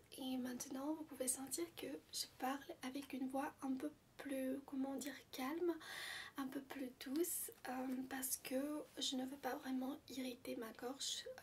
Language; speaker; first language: French; non-native, fluent; Armenian